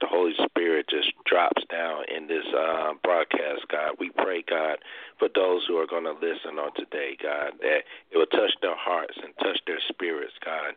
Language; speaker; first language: English; native; English